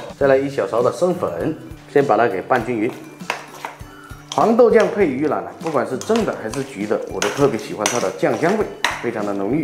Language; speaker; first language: Chinese; non-native, local second language; Hakka Chinese